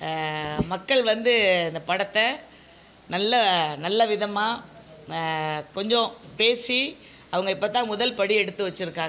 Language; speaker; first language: Tamil; native; Tamil